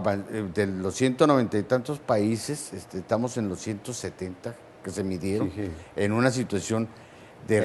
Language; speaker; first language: Spanish; native; Spanish